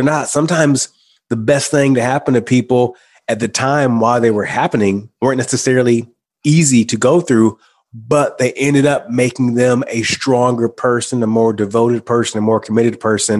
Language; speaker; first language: English; native; English